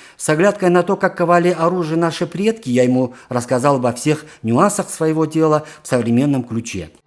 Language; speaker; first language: Russian; non-native, local second language; Karachay-Balkar